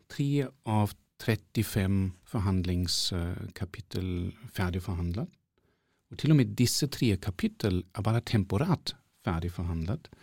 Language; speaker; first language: Norwegian; non-native, fluent; German